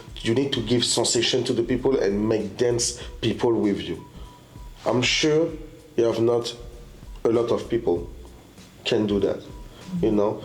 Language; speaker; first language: English; non-native, fluent; French